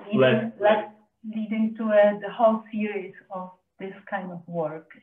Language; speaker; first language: English; non-native, fluent; Czech